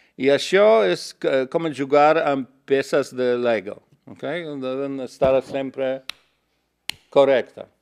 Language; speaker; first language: Catalan; non-native, learner; Polish